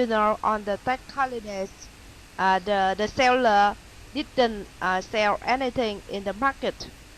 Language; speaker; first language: English; non-native, learner; Vietnamese